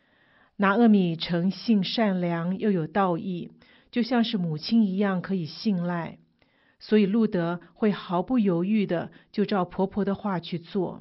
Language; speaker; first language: Chinese; native; Chinese